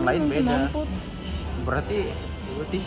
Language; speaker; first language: Indonesian; native; Indonesian